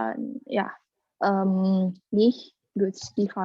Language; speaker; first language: German; non-native, learner; Indonesian